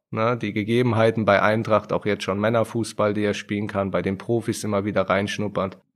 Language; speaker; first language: German; native; German